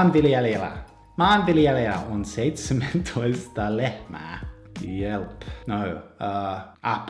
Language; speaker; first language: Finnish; non-native, learner; English